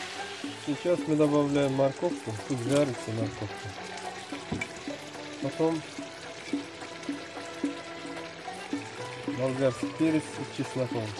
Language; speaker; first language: Russian; non-native, learner; Uzbek